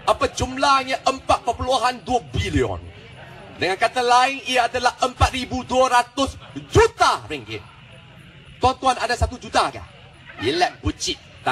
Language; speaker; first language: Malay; non-native, local second language; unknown